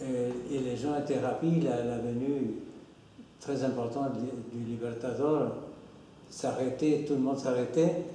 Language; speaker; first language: French; non-native, fluent; Spanish